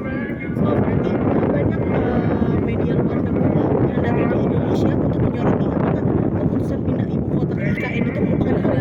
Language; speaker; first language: Indonesian; native; Indonesian